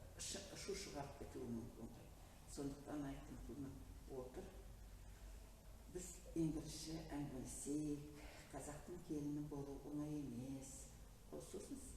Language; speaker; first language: Kazakh; native; Kazakh